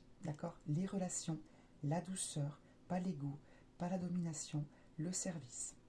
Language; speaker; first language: French; native; French